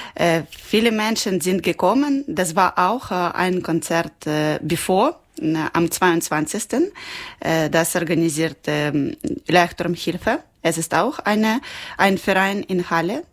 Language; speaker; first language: German; non-native, learner; Ukrainian